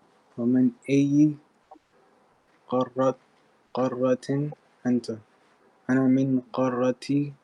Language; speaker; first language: Arabic; non-native, learner; English